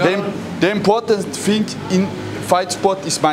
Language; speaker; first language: English; non-native, fluent; German